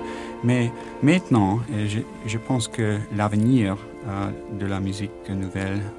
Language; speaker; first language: French; non-native, learner; English